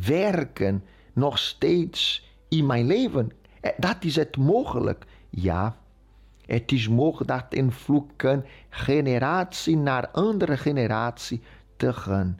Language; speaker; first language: Dutch; non-native, fluent; Portuguese